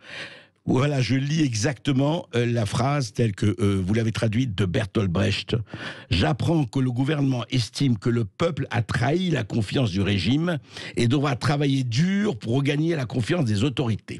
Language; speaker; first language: French; native; French